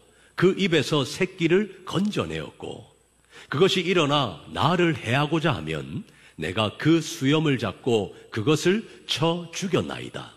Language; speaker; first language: Korean; native; Korean